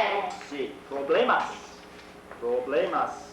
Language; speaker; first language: Spanish; non-native, fluent; English